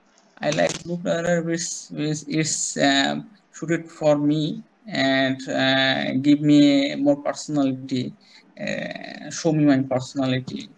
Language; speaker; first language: English; non-native, learner; Bangla